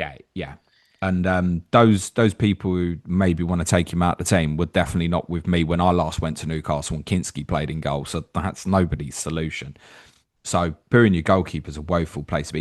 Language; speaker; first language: English; native; English